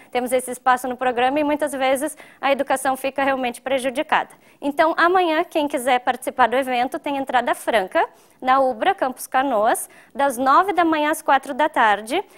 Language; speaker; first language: Portuguese; native; Portuguese